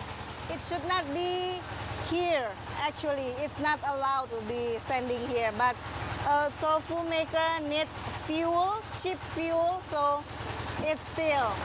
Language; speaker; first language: English; non-native, fluent; Indonesian